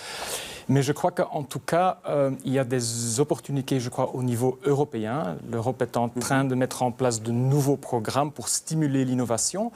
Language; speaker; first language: French; native; French